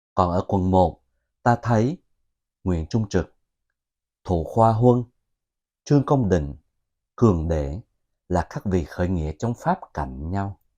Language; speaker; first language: Vietnamese; native; Vietnamese